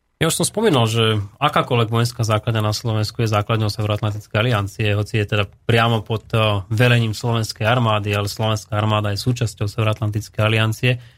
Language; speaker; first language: Slovak; native; Slovak